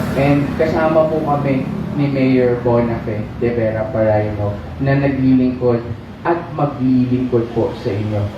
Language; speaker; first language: Filipino; non-native, local second language; Pangasinan